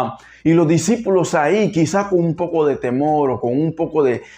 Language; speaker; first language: Spanish; native; Spanish